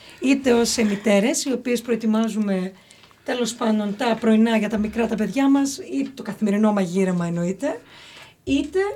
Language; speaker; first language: Greek; early bilingual, heritage; Greek